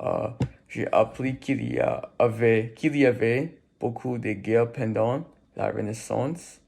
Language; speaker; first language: French; non-native, learner; English